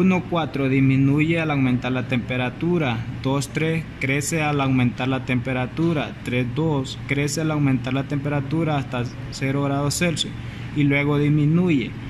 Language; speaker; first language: Spanish; native; Spanish